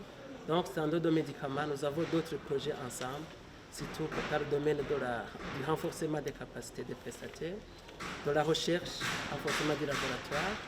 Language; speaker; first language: French; non-native, local second language; Rundi